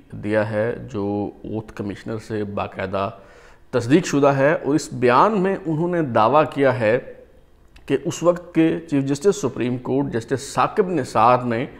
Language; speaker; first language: Urdu; native; Urdu